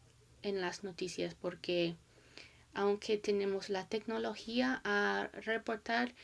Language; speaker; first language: Spanish; non-native, learner; English